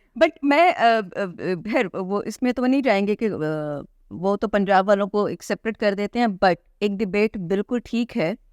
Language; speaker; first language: Urdu; non-native, local second language; Punjabi